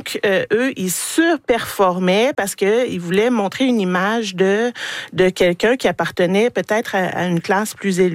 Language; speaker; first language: French; native; French